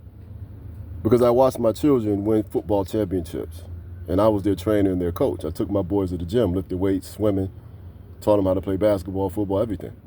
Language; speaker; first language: English; native; English